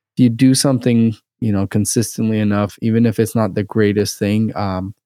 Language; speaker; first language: English; early bilingual, other home language; Russian